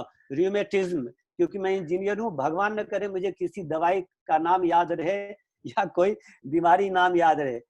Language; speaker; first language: Hindi; native; Hindi